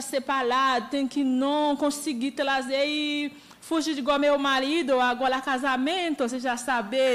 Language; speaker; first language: Portuguese; non-native, learner; Haitian Creole